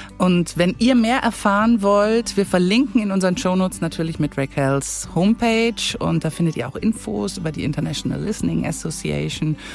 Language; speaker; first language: German; native; German